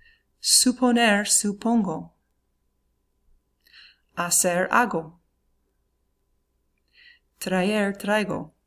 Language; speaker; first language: Spanish; non-native, fluent; English